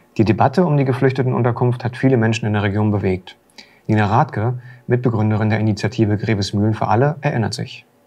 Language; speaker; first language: German; native; German